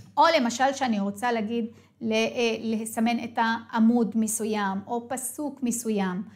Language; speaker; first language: Hebrew; non-native, local second language; Arabic